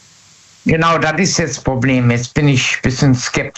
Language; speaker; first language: German; native; German